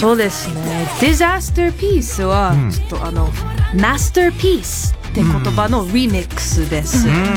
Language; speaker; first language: Japanese; non-native, fluent; English